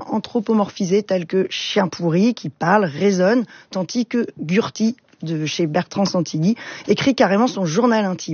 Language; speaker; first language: French; native; French